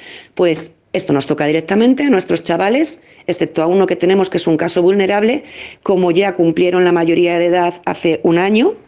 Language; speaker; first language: Spanish; native; Spanish